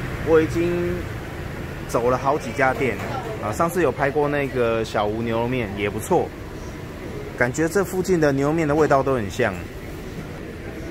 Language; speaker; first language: Chinese; native; Chinese